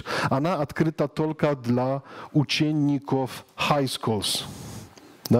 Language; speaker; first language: Russian; non-native, learner; Polish